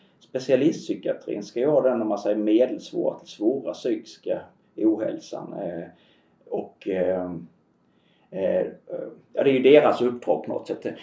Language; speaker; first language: Swedish; native; Swedish